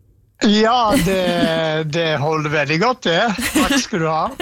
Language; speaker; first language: Norwegian; non-native, fluent; English